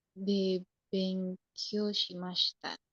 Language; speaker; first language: Japanese; non-native, learner; Indonesian